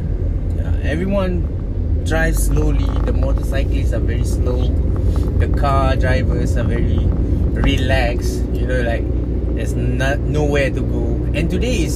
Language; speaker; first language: English; non-native, local second language; Malay